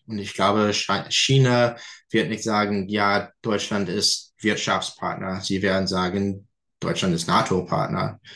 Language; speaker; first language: German; non-native, fluent; English